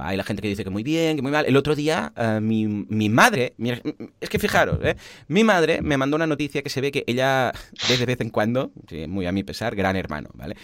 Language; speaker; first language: Spanish; native; Spanish